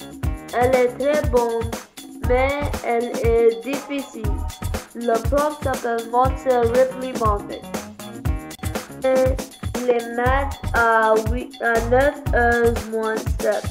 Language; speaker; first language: French; non-native, learner; English